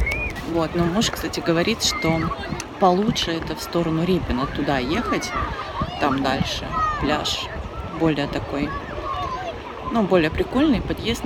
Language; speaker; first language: Russian; native; Russian